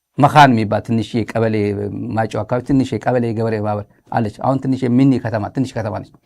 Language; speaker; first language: Amharic; non-native, local second language; Tigrinya